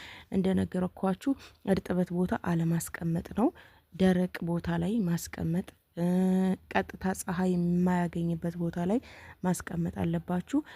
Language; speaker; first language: Amharic; native; Amharic